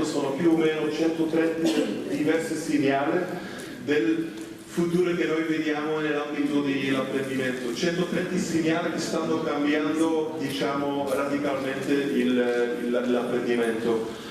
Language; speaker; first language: Italian; non-native, fluent; Dutch